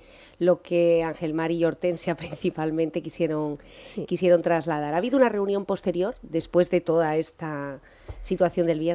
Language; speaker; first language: Spanish; native; Spanish